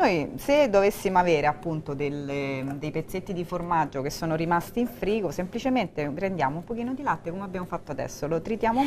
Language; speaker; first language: Italian; native; Italian